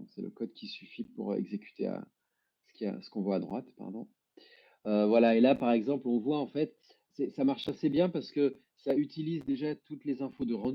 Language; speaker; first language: French; native; French